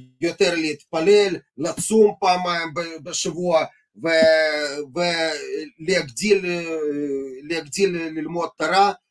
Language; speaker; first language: Hebrew; non-native, fluent; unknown